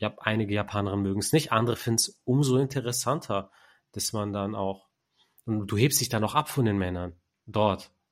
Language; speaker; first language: German; early bilingual, other home language; Turkish